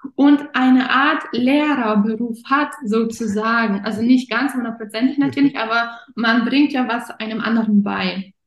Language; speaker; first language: German; early bilingual, other home language; Russian